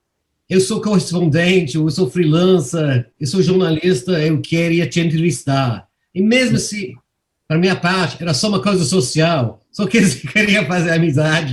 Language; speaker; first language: Portuguese; non-native, fluent; English